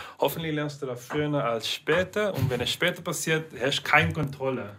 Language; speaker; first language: German; non-native, learner; English